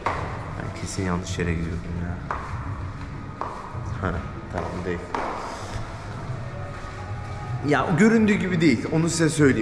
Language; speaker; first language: Turkish; native; Turkish